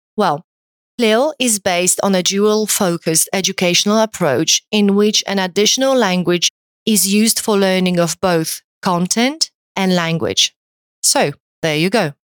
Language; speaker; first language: English; non-native, fluent; Polish